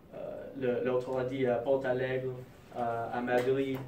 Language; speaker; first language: French; non-native, fluent; English